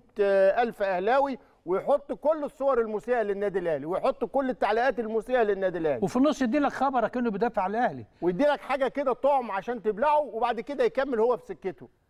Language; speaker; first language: Arabic; native; Arabic